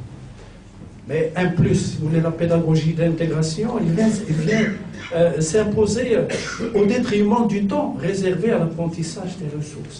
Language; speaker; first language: French; non-native, local second language; Arabic